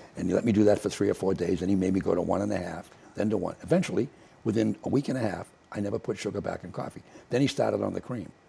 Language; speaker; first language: English; native; English